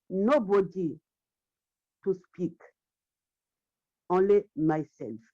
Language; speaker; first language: English; non-native, learner; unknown